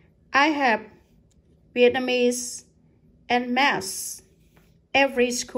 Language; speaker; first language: English; non-native, fluent; Vietnamese